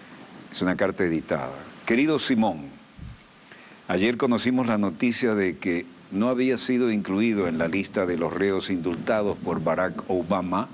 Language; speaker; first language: Spanish; native; Spanish